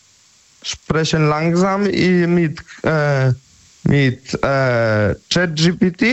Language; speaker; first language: German; non-native, learner; Polish